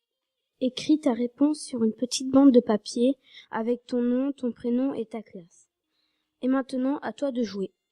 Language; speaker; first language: French; native; French